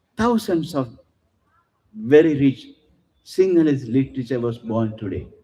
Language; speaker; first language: English; non-native, local second language; Sinhala